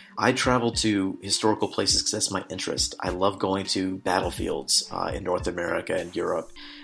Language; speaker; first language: English; native; English